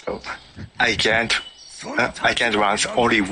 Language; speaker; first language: English; non-native, learner; Japanese